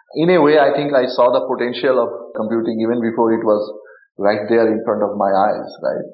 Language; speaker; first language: English; non-native, local second language; Bangla